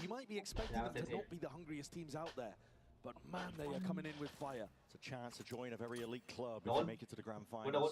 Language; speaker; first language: English; native; English